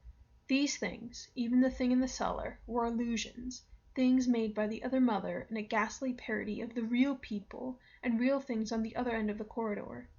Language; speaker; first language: English; native; English